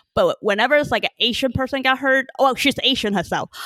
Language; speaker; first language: English; early bilingual, other home language; Chinese